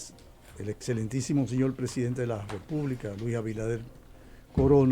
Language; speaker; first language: Spanish; native; Spanish